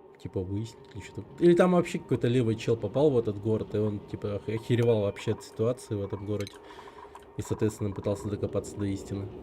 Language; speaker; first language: Russian; native; Russian